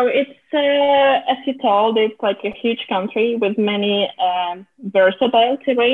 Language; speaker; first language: English; non-native, fluent; Russian